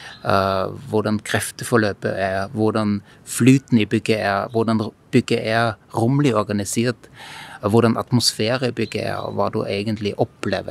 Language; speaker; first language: Norwegian; non-native, fluent; German